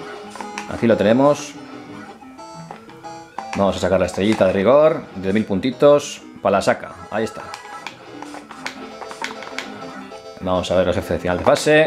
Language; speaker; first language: Spanish; native; Spanish